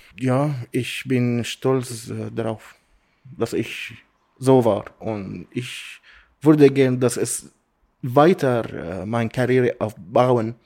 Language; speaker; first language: German; non-native, learner; Arabic